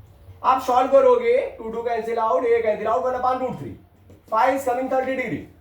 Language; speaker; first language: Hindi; native; Hindi